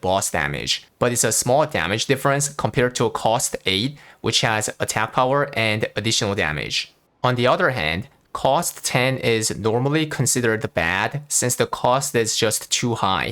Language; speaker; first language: English; non-native, fluent; Korean